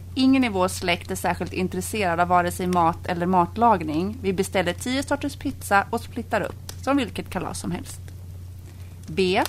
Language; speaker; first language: Swedish; native; Swedish